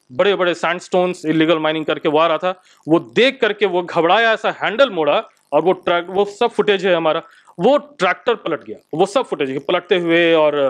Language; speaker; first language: Hindi; native; Hindi